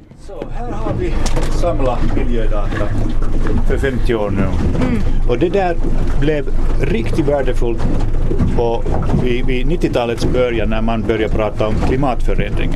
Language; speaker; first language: Swedish; non-native, local second language; Finnish